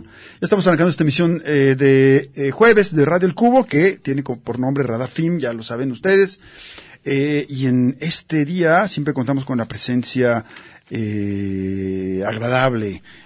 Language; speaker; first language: Spanish; native; Spanish